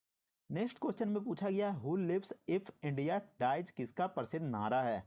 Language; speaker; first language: Hindi; native; Hindi